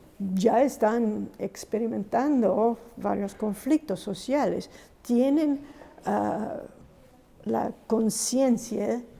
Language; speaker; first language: Spanish; non-native, fluent; English